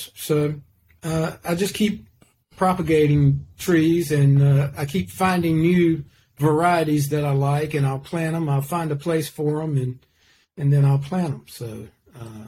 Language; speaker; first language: English; native; English